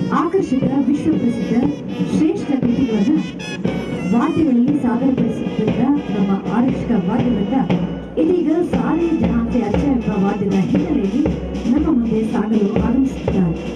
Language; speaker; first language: Kannada; native; Kannada